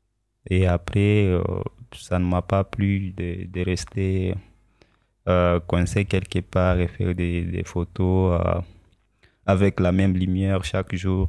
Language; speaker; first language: French; non-native, local second language; Swahili